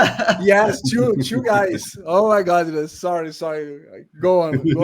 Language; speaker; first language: English; non-native, learner; Portuguese